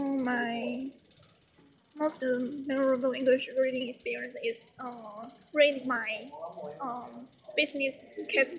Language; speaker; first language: English; non-native, learner; Chinese